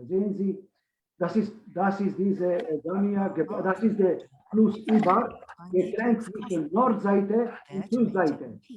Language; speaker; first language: German; non-native, fluent; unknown